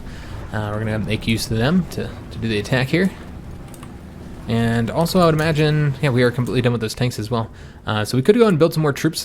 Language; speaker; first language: English; native; English